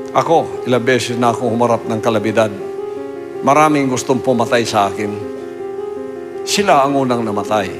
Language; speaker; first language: Filipino; non-native, local second language; Cebuano